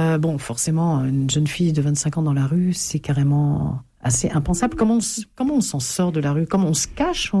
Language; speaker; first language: French; native; French